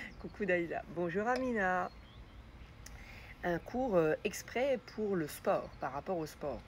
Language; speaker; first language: French; native; French